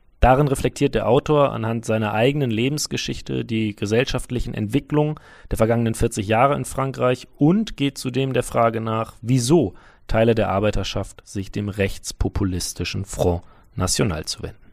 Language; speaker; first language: German; native; German